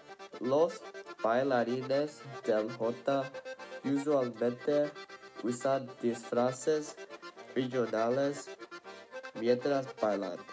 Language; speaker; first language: Spanish; non-native, learner; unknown